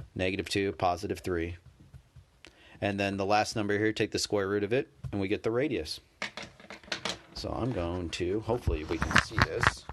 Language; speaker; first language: English; native; English